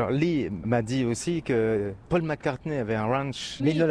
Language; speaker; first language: French; native; French